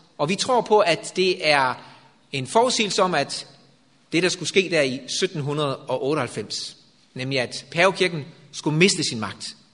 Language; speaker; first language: Danish; native; Danish